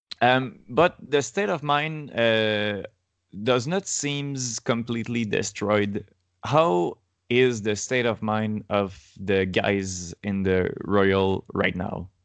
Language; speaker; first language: English; non-native, learner; French